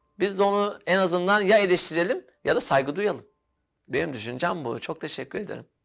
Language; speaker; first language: Turkish; native; Turkish